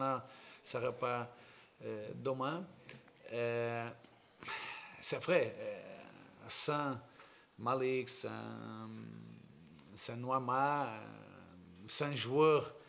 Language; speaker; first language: French; non-native, learner; Portuguese